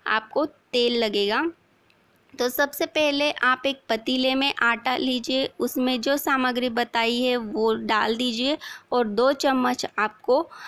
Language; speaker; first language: Hindi; non-native, local second language; Marathi